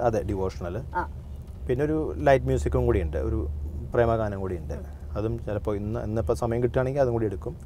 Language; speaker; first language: Malayalam; native; Malayalam